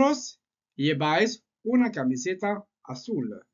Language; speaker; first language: Spanish; non-native, fluent; French